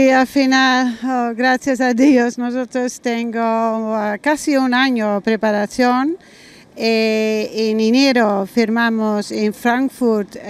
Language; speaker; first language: Spanish; non-native, learner; German